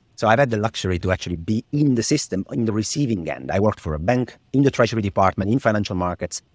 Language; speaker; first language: English; non-native, fluent; Italian